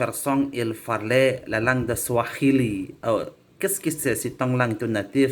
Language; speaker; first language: French; non-native, learner; Indonesian